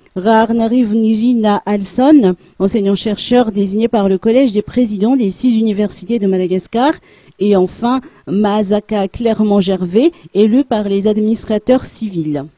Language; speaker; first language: French; non-native, local second language; Malagasy